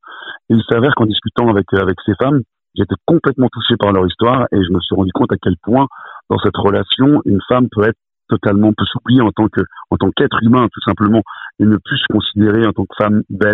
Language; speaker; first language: French; native; French